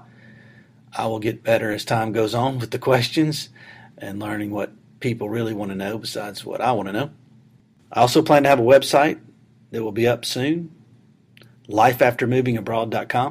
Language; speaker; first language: English; native; English